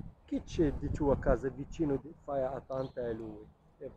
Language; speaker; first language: Italian; non-native, learner; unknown